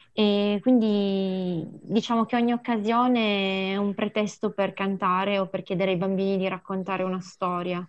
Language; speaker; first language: Italian; early bilingual, other home language; Sinhala